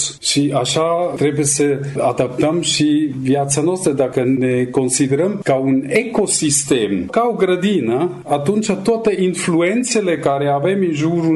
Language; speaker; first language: Romanian; non-native, fluent; German